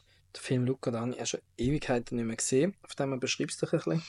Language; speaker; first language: German; native; German